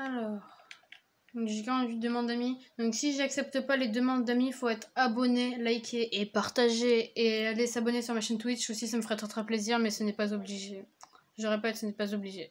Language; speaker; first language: French; native; French